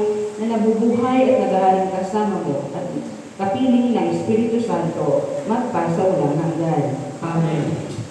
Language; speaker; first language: Filipino; native; Filipino